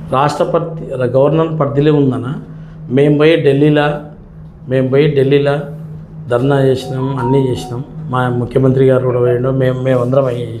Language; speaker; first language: Telugu; native; Telugu